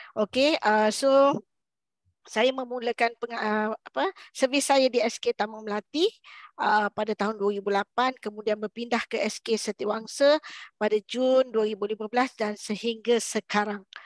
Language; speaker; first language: Malay; native; Malay